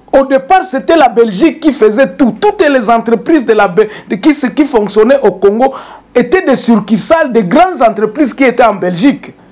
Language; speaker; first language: French; non-native, local second language; Swahili